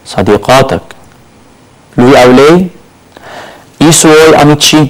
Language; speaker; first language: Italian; non-native, fluent; Arabic